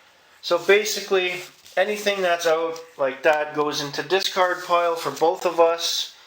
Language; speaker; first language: English; native; English